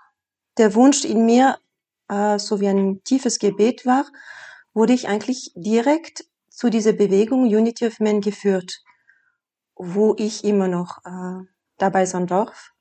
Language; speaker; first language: German; non-native, fluent; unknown